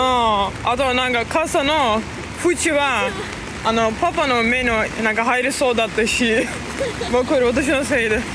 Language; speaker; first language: Japanese; non-native, learner; Turkish